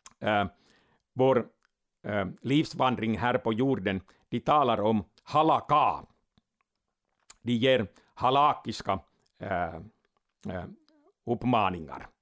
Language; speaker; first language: Swedish; non-native, local second language; Finnish